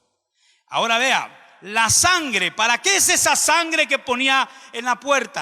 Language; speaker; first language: Spanish; native; Spanish